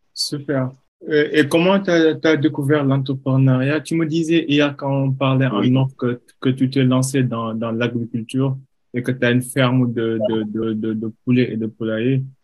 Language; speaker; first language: French; non-native, local second language; Wolof